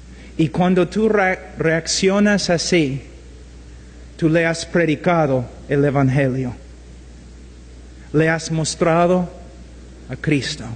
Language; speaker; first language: Spanish; non-native, fluent; English